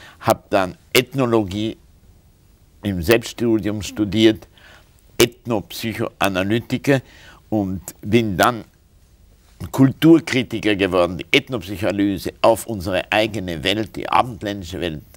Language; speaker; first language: German; native; German